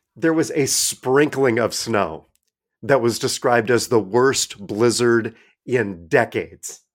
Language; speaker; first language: English; native; English